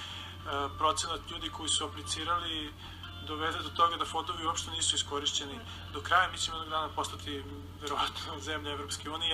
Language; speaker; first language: Serbian; native; Serbian